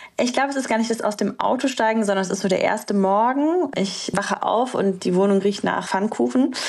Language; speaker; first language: German; early bilingual, other home language; Romanian